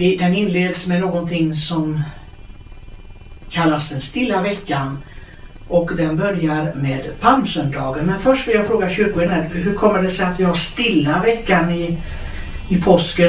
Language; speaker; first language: Swedish; native; Swedish